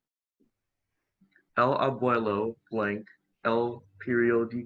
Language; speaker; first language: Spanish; non-native, learner; English